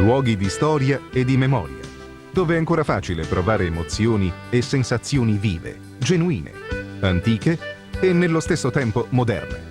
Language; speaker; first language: Italian; native; Italian